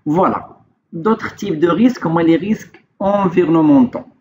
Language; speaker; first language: French; non-native, local second language; Arabic